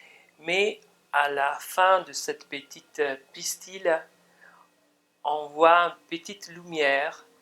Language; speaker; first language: French; non-native, fluent; Italian